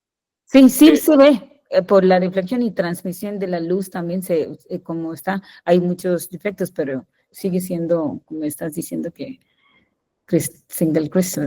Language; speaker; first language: Spanish; non-native, fluent; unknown